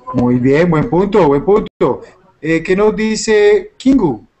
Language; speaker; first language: Spanish; native; Spanish